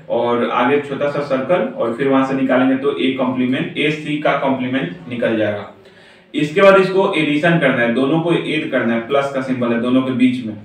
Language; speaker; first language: Hindi; native; Hindi